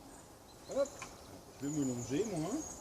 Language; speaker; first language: French; native; French